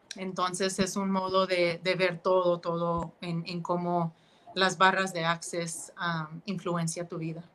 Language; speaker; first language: Spanish; early bilingual, heritage; Spanish